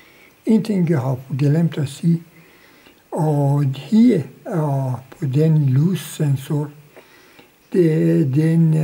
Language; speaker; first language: Danish; non-native, local second language; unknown